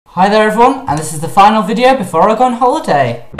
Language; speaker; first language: English; native; English